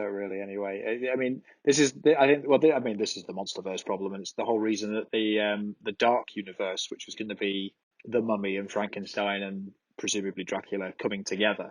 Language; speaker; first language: English; native; English